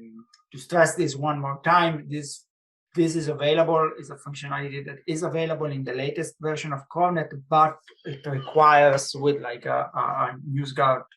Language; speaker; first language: English; non-native, fluent; Italian